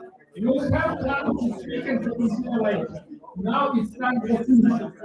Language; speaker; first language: English; non-native, learner; Russian